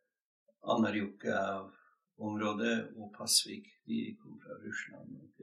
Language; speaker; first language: Norwegian; non-native, fluent; English